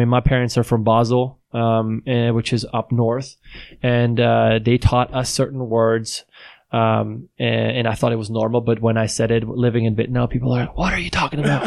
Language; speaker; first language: English; non-native, fluent; Swiss German